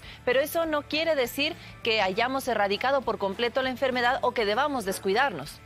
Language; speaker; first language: Spanish; native; Spanish